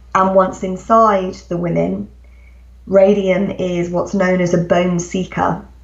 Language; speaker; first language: English; native; English